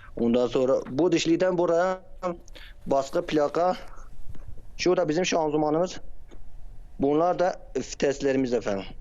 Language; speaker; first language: Turkish; non-native, local second language; Kurdish